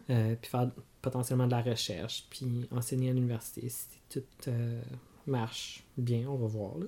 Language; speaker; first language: French; native; French